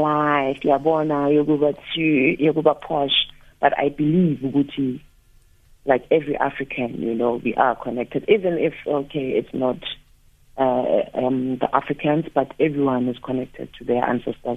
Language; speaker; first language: English; non-native, local second language; Zulu